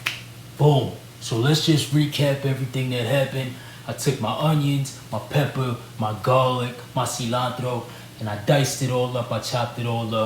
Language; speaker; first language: English; native; English